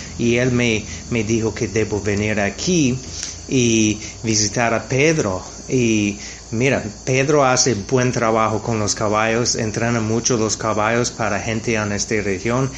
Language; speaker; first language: Spanish; non-native, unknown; English